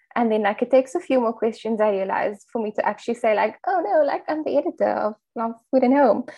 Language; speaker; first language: English; native; English